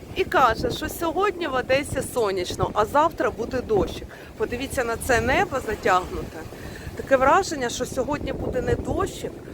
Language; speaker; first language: Ukrainian; native; Ukrainian